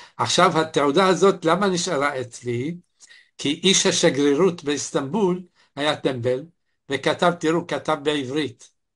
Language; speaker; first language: Hebrew; non-native, fluent; Arabic